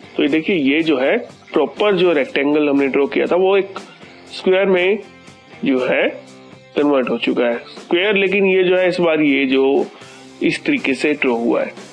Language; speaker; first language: Hindi; native; Hindi